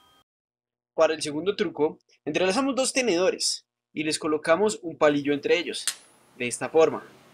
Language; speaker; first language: Spanish; native; Spanish